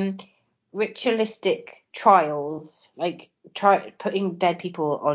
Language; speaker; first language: English; native; English